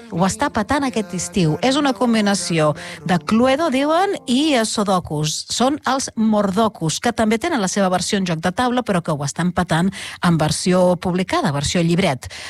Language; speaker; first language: Catalan; native; Catalan